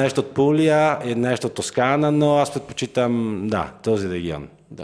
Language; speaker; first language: Bulgarian; non-native, fluent; Italian